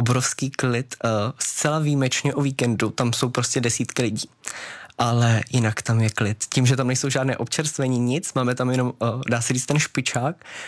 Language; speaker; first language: Czech; native; Czech